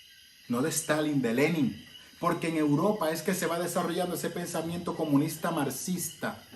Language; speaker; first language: Spanish; native; Spanish